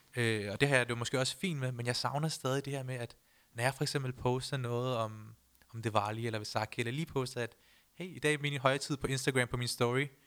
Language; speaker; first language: Danish; early bilingual, other home language; Punjabi